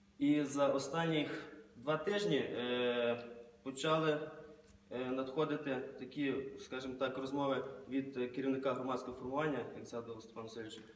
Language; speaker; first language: Ukrainian; native; Ukrainian